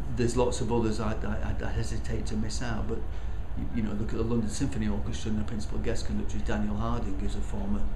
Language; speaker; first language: English; native; English